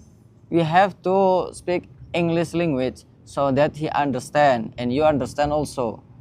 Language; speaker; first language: English; non-native, learner; Indonesian